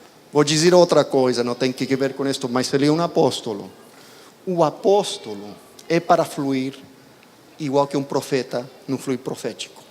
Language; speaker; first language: Portuguese; non-native, fluent; Spanish